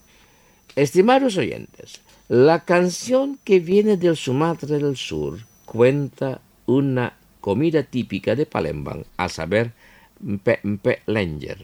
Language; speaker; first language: Spanish; non-native, fluent; Indonesian